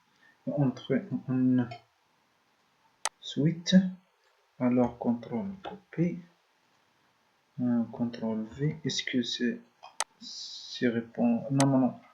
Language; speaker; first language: French; non-native, learner; Arabic